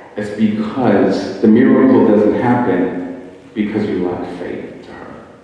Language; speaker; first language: English; native; English